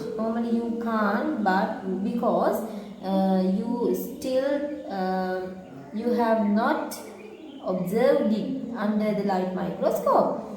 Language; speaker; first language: English; non-native, local second language; Sinhala